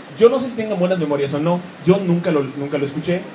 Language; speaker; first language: Spanish; native; Spanish